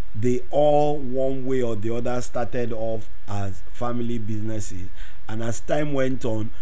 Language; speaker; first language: English; non-native, local second language; Yoruba